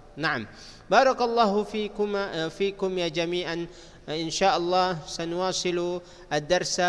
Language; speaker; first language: Arabic; non-native, fluent; Indonesian